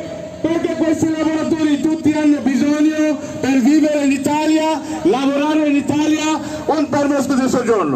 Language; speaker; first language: Italian; non-native, fluent; Bangla